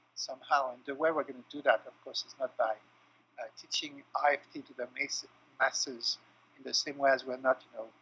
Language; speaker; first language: English; non-native, fluent; French